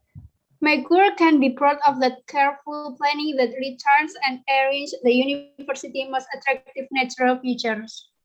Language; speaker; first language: English; non-native, learner; Indonesian